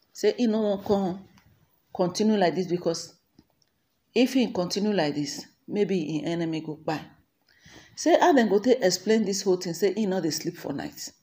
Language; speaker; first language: Nigerian Pidgin; non-native, local second language; Igbo